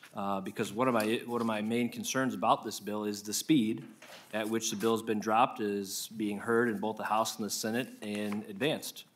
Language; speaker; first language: English; native; English